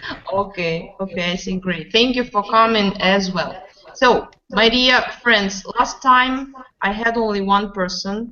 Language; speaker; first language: English; non-native, fluent; Russian